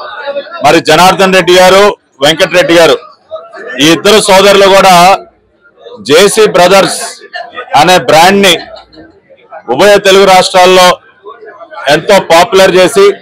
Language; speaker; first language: Telugu; native; Telugu